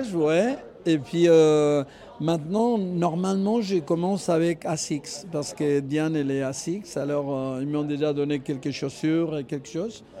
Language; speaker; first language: French; non-native, fluent; Spanish